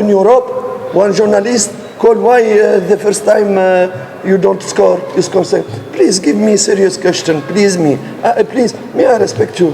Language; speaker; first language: English; non-native, learner; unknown